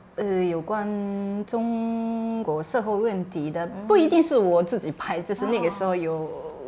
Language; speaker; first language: Chinese; non-native, fluent; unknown